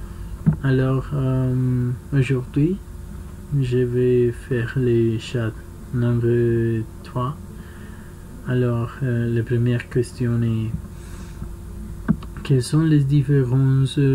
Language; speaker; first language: French; non-native, learner; Spanish